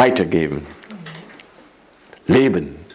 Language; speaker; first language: German; non-native, fluent; Dutch